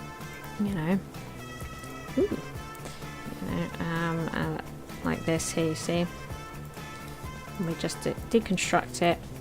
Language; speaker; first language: English; native; English